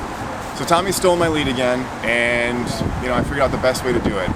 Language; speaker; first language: English; native; English